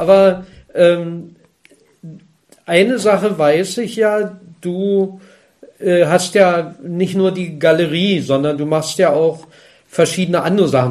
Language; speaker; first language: German; native; German